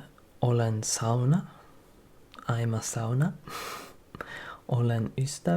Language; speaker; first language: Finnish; non-native, learner; English